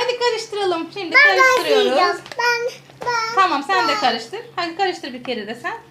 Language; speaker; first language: Turkish; native; Turkish